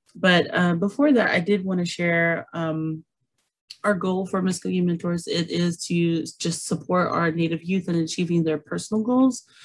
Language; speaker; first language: English; native; English